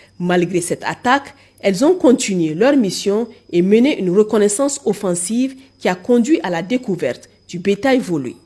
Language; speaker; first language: French; non-native, local second language; Hausa